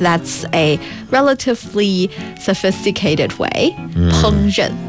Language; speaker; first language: English; non-native, fluent; Chinese